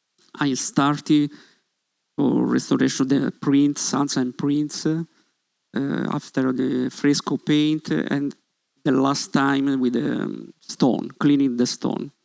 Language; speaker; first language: English; non-native, learner; Italian